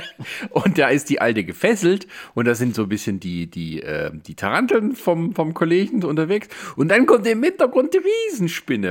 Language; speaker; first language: German; native; German